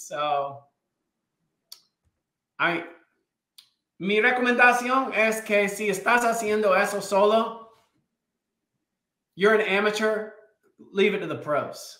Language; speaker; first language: Spanish; non-native, fluent; English